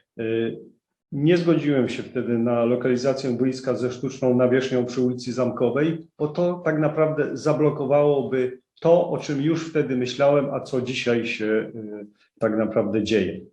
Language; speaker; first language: Polish; native; Polish